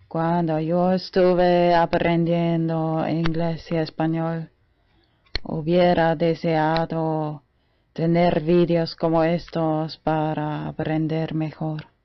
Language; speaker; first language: Spanish; non-native, fluent; German